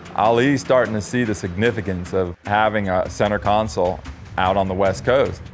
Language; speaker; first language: English; native; English